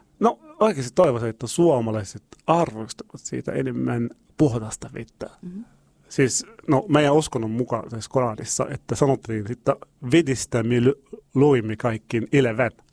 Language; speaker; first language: Finnish; non-native, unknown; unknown